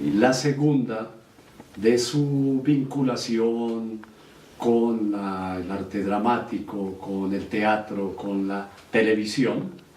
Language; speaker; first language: Spanish; native; Spanish